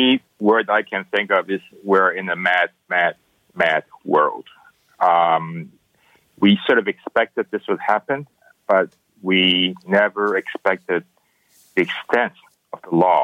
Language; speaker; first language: English; non-native, local second language; Cantonese